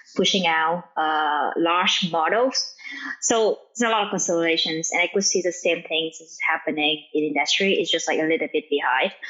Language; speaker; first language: English; non-native, fluent; Vietnamese